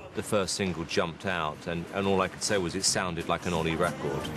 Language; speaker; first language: English; native; English